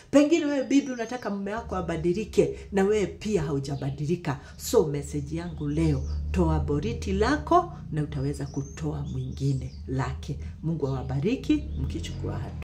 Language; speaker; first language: Swahili; non-native, local second language; Kikuyu